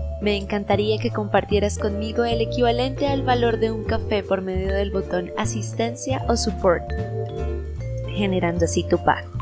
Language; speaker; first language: Spanish; native; Spanish